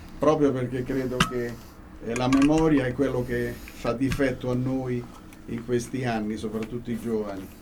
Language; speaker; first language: Italian; native; Italian